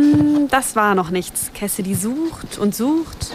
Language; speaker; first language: German; native; German